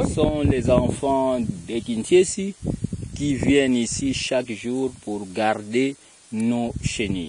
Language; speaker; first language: French; non-native, local second language; Kongo